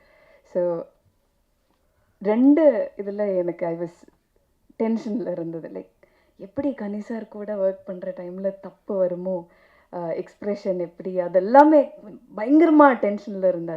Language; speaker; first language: Tamil; non-native, learner; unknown